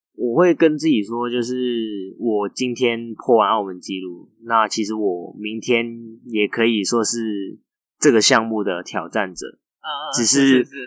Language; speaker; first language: Chinese; non-native, fluent; Cantonese